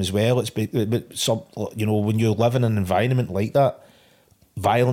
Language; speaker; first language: English; native; English